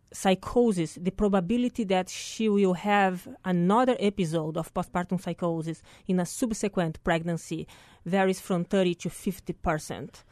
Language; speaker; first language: English; non-native, fluent; Portuguese